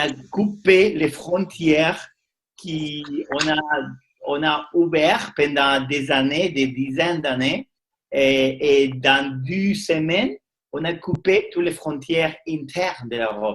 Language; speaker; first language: French; non-native, learner; Spanish